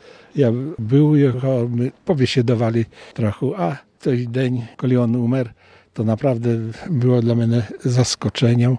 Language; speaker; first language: Polish; non-native, local second language; Ukrainian